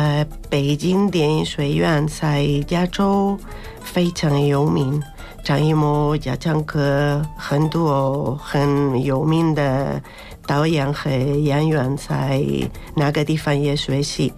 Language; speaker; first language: Chinese; non-native, learner; Spanish